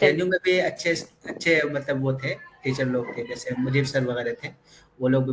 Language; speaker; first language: Hindi; native; Hindi